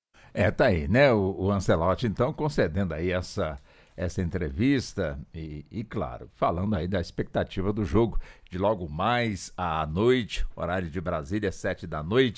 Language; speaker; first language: Portuguese; native; Portuguese